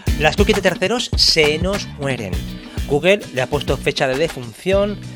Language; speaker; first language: Spanish; native; Spanish